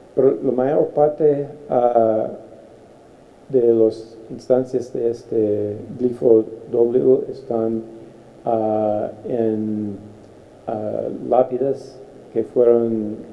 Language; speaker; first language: Spanish; non-native, fluent; English